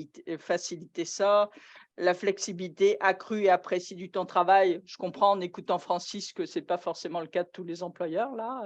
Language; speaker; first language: French; native; French